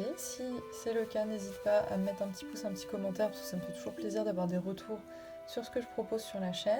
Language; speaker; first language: French; native; French